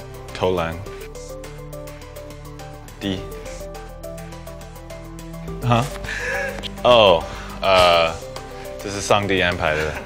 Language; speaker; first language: Chinese; early bilingual, heritage; English